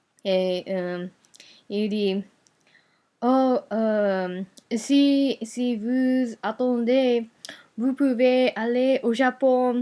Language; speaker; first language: French; non-native, learner; Japanese